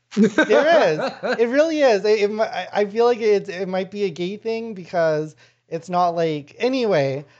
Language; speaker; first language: English; non-native, fluent; Lao